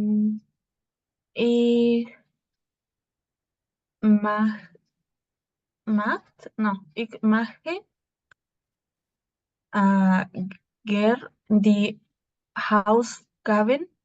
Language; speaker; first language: German; non-native, learner; Spanish